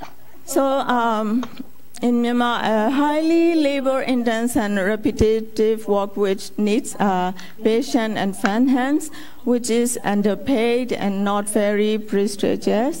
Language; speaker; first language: English; non-native, fluent; Burmese